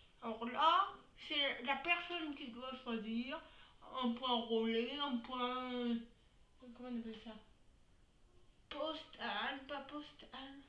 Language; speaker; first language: French; native; French